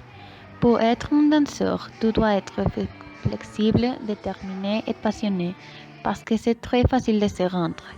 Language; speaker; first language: French; non-native, learner; Spanish